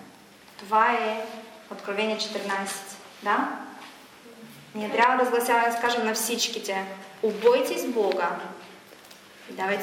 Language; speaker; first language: Bulgarian; non-native, fluent; Russian